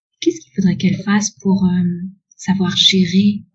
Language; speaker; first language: French; native; French